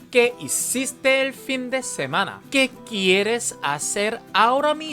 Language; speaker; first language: Spanish; non-native, fluent; Korean